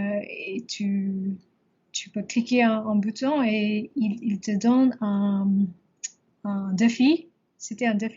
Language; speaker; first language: French; non-native, learner; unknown